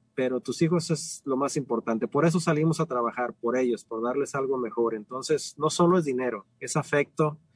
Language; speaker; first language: Spanish; native; Spanish